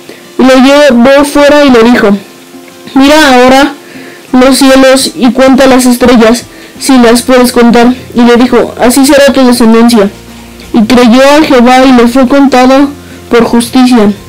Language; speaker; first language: Spanish; native; Spanish